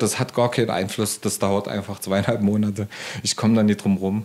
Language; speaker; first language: German; native; German